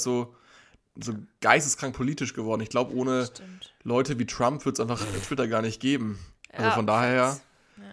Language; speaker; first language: German; native; German